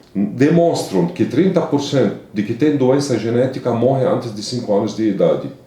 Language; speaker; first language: Portuguese; non-native, fluent; Arabic